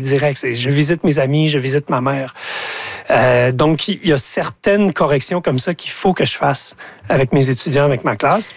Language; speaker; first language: French; native; French